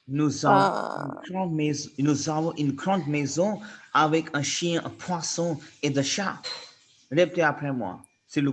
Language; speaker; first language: French; non-native, fluent; Hindi